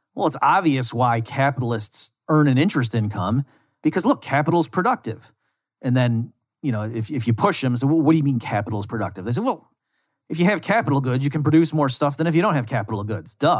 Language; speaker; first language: English; native; English